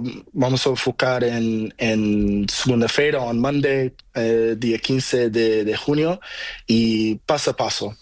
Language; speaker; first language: Spanish; non-native, learner; Portuguese